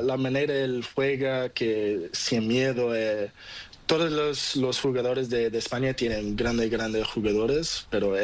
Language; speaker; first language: Spanish; non-native, learner; Portuguese